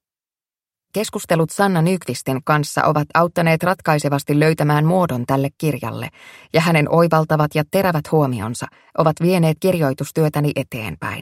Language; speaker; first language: Finnish; native; Finnish